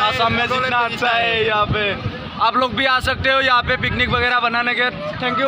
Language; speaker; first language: Hindi; non-native, local second language; Assamese